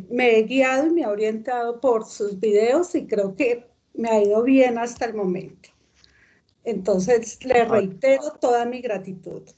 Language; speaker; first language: Spanish; native; Spanish